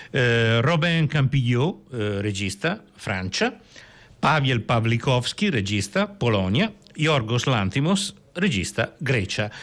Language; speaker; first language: Italian; native; Italian